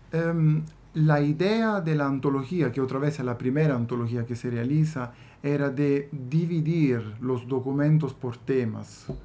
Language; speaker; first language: Portuguese; non-native, learner; Italian